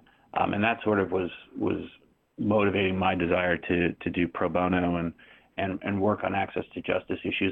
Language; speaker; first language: English; native; English